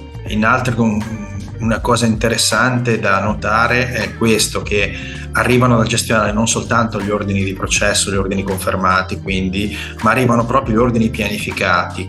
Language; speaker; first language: Italian; native; Italian